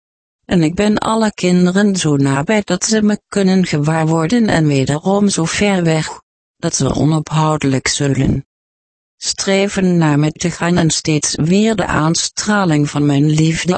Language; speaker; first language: Dutch; native; Dutch